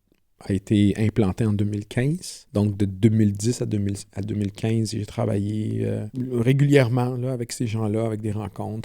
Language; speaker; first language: French; native; French